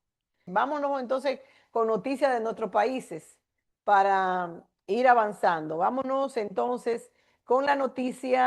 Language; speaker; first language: Spanish; native; Spanish